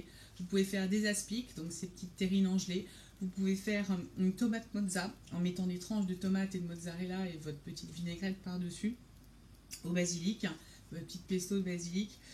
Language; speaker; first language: French; native; French